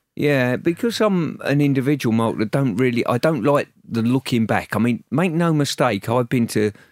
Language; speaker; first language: English; native; English